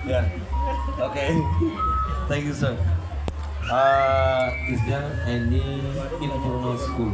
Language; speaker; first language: English; non-native, learner; Indonesian